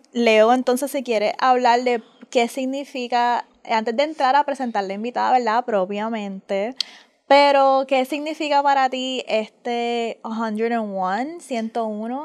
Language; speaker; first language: Spanish; early bilingual, heritage; Spanish